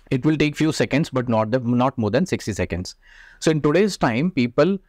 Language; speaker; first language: English; non-native, local second language; Hindi